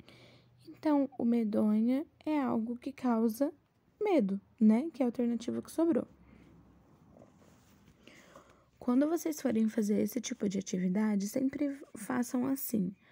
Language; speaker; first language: Portuguese; native; Portuguese